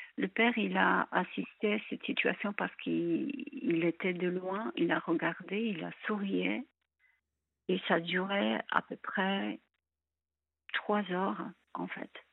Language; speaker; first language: French; non-native, fluent; Polish